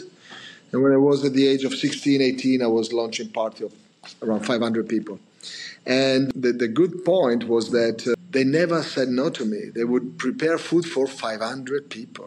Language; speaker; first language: English; non-native, fluent; Italian